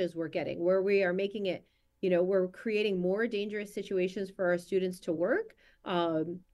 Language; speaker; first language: English; native; English